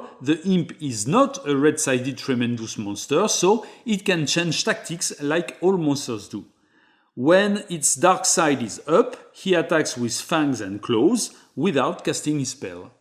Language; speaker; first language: English; non-native, fluent; French